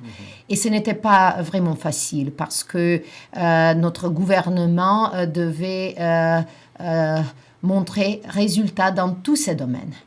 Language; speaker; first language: French; non-native, fluent; Macedonian